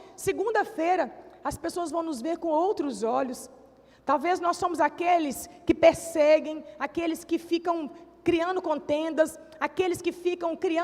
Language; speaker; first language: Portuguese; native; Portuguese